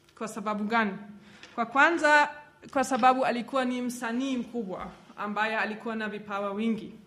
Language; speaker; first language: Swahili; non-native, fluent; German